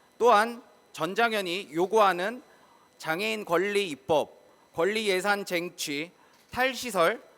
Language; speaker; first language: Korean; native; Korean